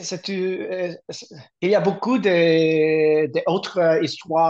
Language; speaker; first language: French; non-native, learner; English